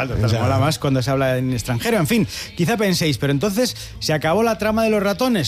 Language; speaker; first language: Spanish; native; Spanish